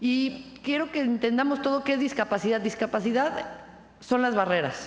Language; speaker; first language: Spanish; native; Spanish